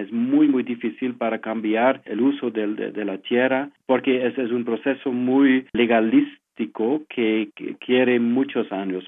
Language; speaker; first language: Spanish; non-native, fluent; French